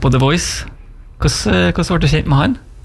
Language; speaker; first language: Norwegian; native; Norwegian